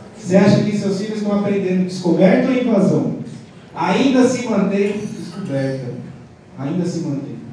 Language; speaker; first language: Portuguese; non-native, local second language; Guarani